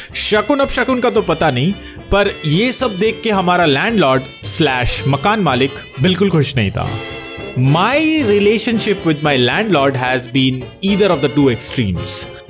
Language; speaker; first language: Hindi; non-native, local second language; Bangla